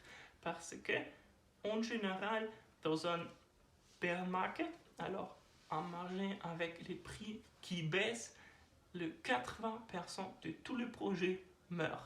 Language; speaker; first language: French; non-native, learner; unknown